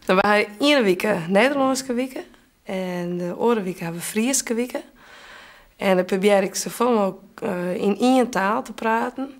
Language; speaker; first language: Dutch; non-native, local second language; Western Frisian